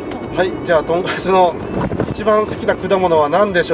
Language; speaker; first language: Japanese; native; Japanese